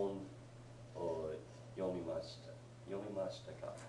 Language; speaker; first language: Japanese; non-native, learner; English